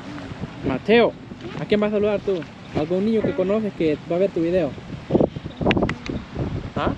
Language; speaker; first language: Spanish; native; Spanish